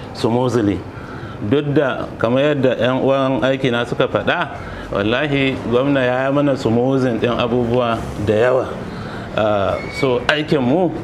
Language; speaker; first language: Hausa; native; Hausa